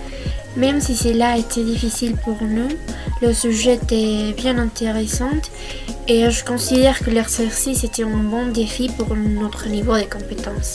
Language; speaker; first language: French; non-native, fluent; Spanish